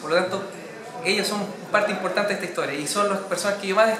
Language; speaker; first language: Spanish; native; Spanish